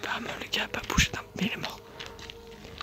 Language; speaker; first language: French; native; French